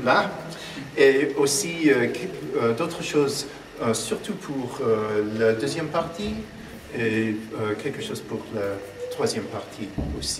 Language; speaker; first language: French; non-native, fluent; English